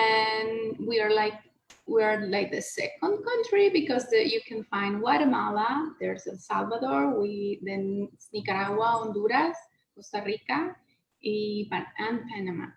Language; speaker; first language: English; non-native, learner; Spanish